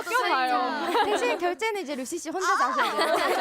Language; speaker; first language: Korean; native; Korean